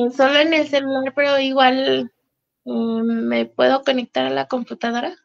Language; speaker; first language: Spanish; native; Spanish